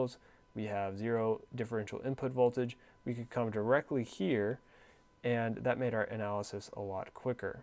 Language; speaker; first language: English; native; English